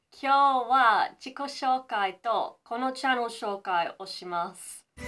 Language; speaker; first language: Japanese; non-native, learner; English